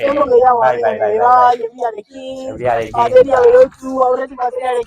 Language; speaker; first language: Basque; native; Basque